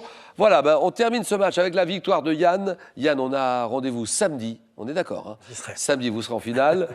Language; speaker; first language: French; native; French